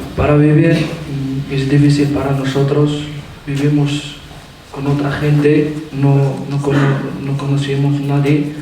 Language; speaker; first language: Spanish; non-native, learner; Arabic